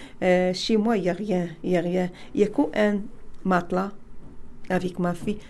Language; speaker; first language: French; non-native, learner; Arabic